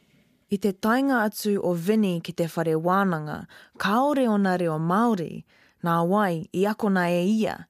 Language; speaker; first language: Māori; non-native, local second language; English